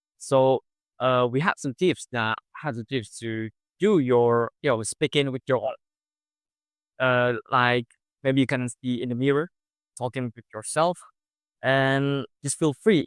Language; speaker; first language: English; non-native, fluent; Indonesian